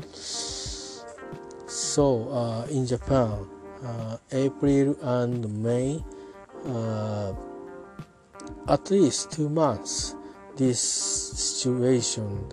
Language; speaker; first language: English; non-native, learner; Japanese